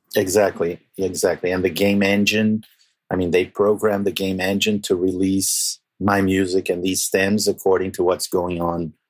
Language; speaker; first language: English; non-native, fluent; Portuguese